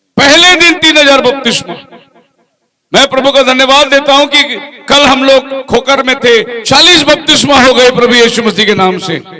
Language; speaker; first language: Hindi; non-native, local second language; Tamil